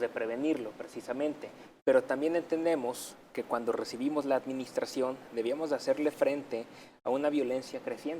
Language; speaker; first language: Spanish; native; Spanish